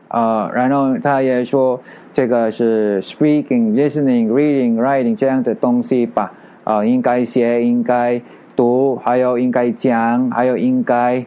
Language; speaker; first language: Chinese; non-native, learner; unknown